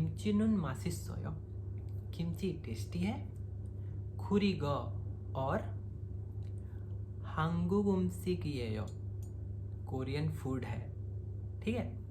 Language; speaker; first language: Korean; non-native, learner; Hindi